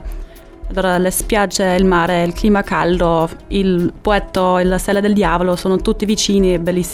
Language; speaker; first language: Italian; non-native, fluent; German